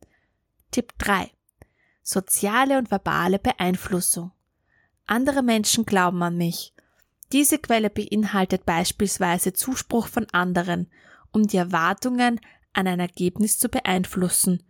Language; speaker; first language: German; native; German